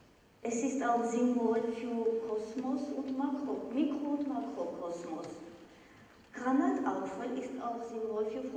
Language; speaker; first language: German; non-native, fluent; Armenian